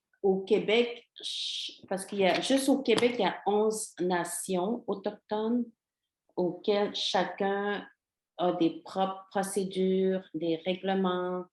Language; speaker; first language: French; non-native, local second language; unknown